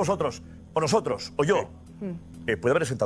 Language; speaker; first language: Spanish; native; Spanish